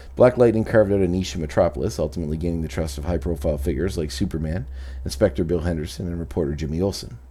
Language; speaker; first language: English; native; English